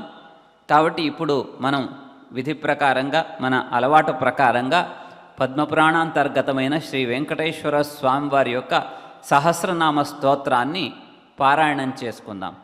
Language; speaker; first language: Telugu; native; Telugu